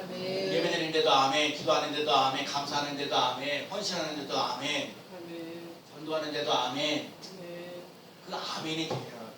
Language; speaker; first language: Korean; native; Korean